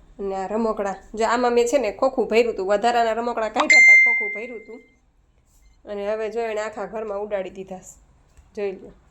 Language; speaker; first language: Gujarati; native; Gujarati